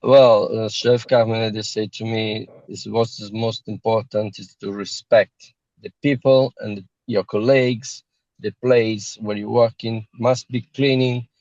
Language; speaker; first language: English; non-native, learner; Italian